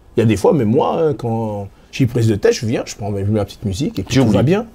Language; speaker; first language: French; native; French